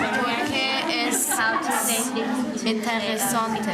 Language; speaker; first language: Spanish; non-native, learner; English